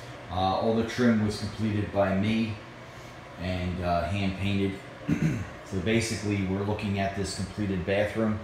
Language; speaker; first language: English; native; English